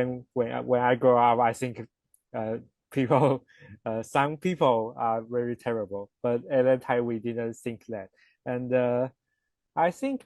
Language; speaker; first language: English; non-native, learner; Chinese